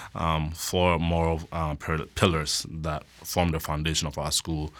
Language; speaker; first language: English; non-native, local second language; Akan